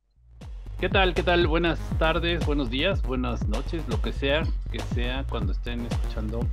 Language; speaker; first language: Spanish; native; Spanish